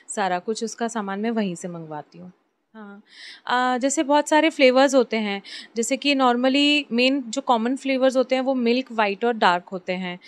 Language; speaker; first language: Hindi; native; Hindi